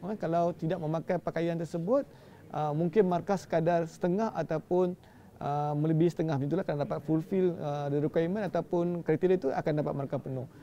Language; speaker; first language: Malay; native; Malay